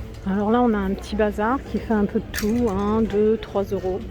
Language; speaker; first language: French; native; French